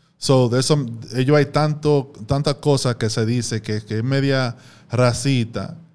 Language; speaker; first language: Spanish; early bilingual, heritage; Spanish